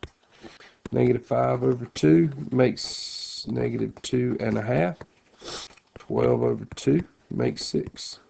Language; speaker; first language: English; native; English